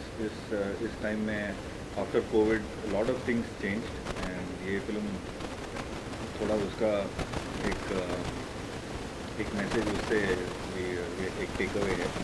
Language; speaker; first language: Hindi; non-native, local second language; Tamil